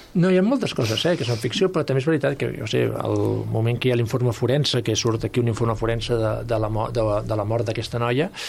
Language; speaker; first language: Catalan; native; Catalan